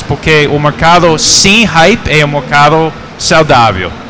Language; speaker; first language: Portuguese; non-native, fluent; English